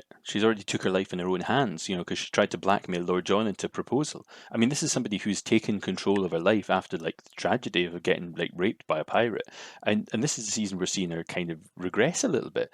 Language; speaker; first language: English; native; English